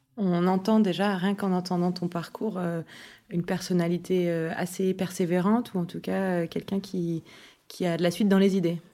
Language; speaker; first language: French; native; French